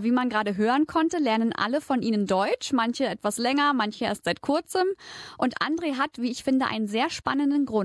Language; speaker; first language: German; native; German